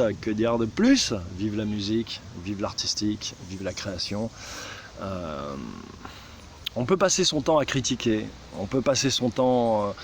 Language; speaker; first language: French; native; French